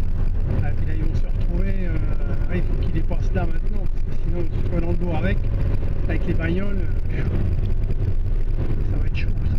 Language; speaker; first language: French; native; French